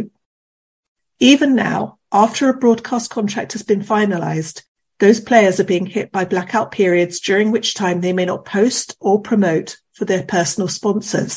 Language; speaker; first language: English; native; English